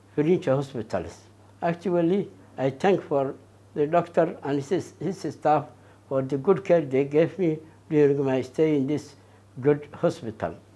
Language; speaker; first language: English; non-native, fluent; Somali